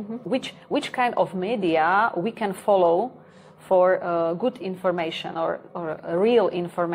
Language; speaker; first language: English; non-native, learner; Slovak